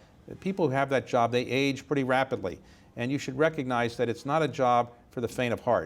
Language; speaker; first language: English; native; English